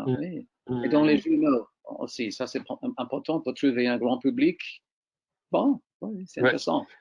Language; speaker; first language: French; non-native, fluent; English